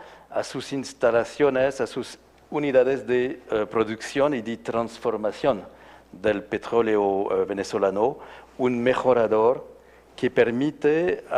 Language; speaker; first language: Spanish; non-native, fluent; French